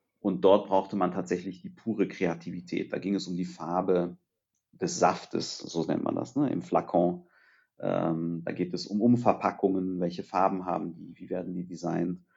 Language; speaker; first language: German; early bilingual, other home language; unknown